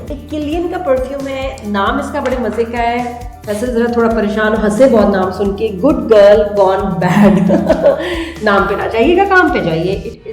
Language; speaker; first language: Urdu; native; Urdu